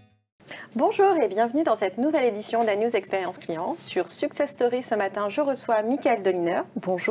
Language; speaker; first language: French; native; French